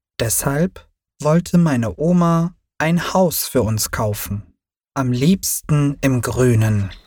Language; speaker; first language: German; early bilingual, other home language; Turkish